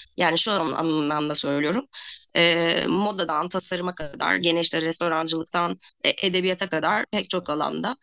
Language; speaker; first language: Turkish; native; Turkish